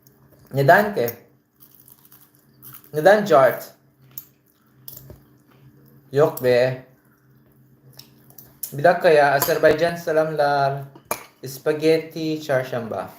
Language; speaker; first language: Turkish; non-native, learner; Filipino